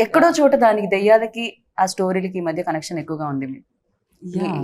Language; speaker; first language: Telugu; native; Telugu